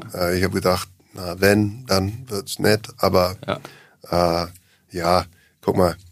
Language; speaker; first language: German; non-native, learner; English